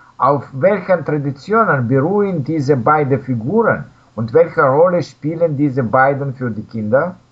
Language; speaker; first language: German; non-native, learner; Russian